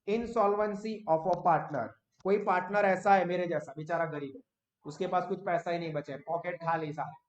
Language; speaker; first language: Hindi; non-native, local second language; Gujarati